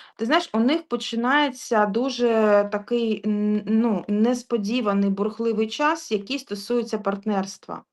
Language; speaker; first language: Ukrainian; non-native, local second language; Russian